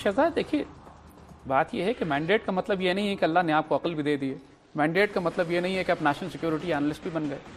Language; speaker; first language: Urdu; native; Urdu